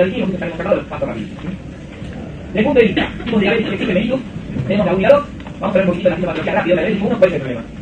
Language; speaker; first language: Spanish; native; Spanish